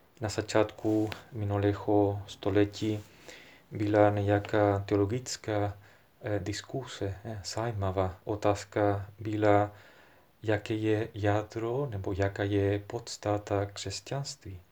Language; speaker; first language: Czech; non-native, fluent; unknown